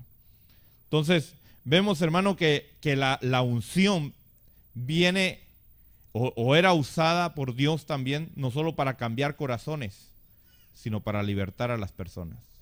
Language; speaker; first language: Spanish; native; Spanish